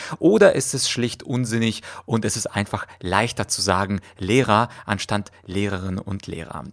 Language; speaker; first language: German; early bilingual, other home language; Russian